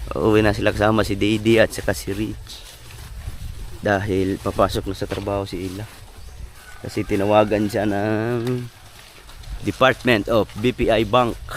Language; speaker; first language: Filipino; non-native, local second language; Cebuano